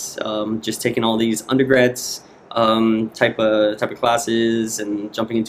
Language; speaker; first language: English; native; English